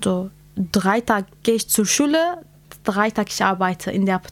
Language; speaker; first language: German; non-native, learner; Kurdish